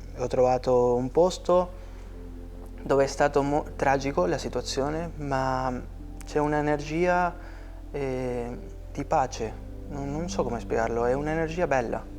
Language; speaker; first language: Italian; non-native, fluent; Spanish